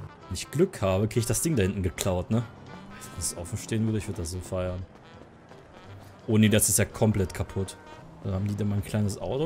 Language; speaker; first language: German; native; German